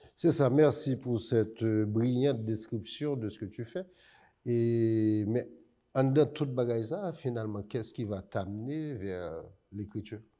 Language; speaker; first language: French; non-native, local second language; Haitian Creole